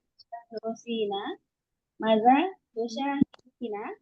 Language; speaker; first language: Arabic; non-native, learner; Indonesian